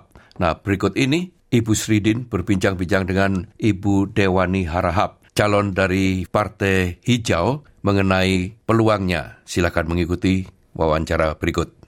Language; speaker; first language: Indonesian; native; Indonesian